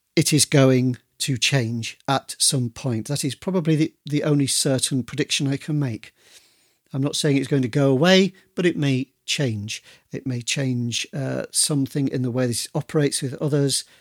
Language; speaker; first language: English; native; English